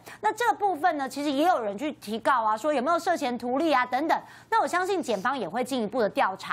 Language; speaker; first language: Chinese; native; Chinese